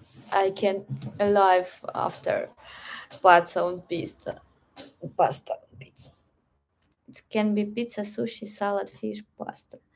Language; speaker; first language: English; non-native, learner; Russian